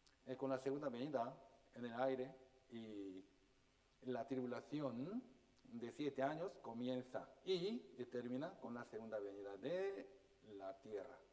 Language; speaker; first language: Spanish; non-native, fluent; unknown